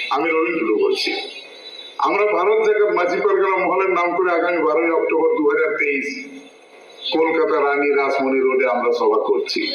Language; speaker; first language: Bangla; non-native, local second language; Santali